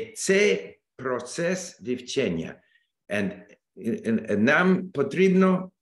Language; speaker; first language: Ukrainian; non-native, learner; English